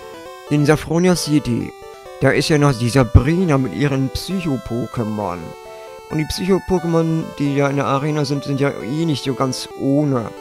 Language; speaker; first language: German; native; German